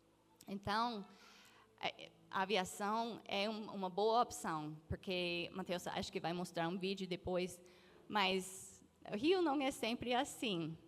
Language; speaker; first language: Portuguese; non-native, fluent; English